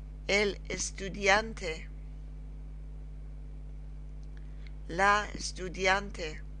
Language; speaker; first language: Spanish; non-native, learner; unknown